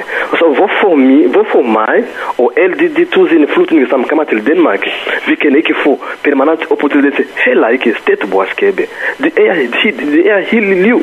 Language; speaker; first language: Danish; non-native, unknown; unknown